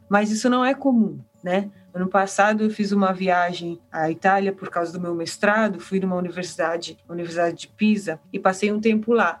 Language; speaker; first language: Portuguese; early bilingual, heritage; Portuguese